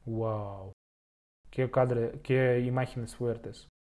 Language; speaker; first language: Spanish; non-native, fluent; Russian